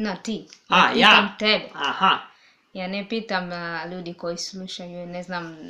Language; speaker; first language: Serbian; non-native, learner; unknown